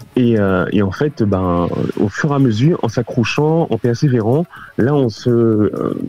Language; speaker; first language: French; native; French